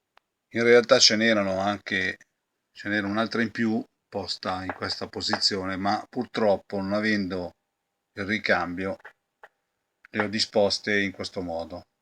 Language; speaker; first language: Italian; native; Italian